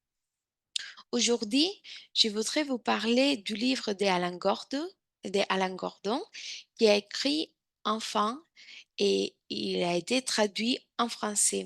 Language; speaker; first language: French; non-native, fluent; Spanish